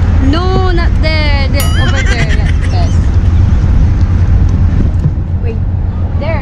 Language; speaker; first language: English; non-native, local second language; Cebuano